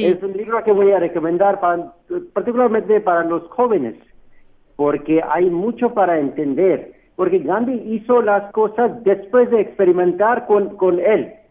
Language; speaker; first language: Spanish; non-native, fluent; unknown